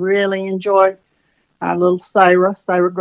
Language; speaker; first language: English; native; English